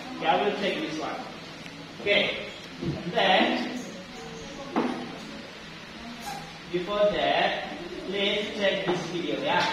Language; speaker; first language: English; non-native, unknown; Indonesian